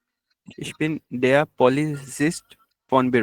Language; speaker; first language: German; non-native, learner; Urdu